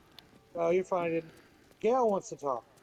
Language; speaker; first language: English; native; English